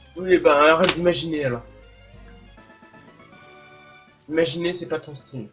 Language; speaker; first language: French; native; French